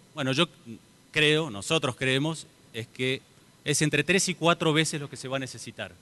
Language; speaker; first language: Spanish; native; Spanish